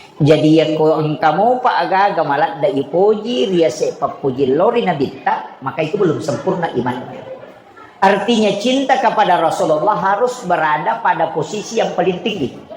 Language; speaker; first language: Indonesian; non-native, local second language; Buginese